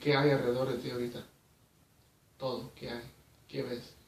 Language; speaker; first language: Spanish; early bilingual, heritage; Spanish